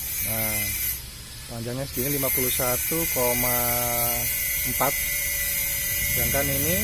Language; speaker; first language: Indonesian; native; Indonesian